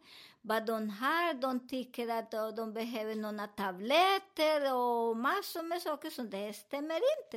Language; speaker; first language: Swedish; non-native, learner; Spanish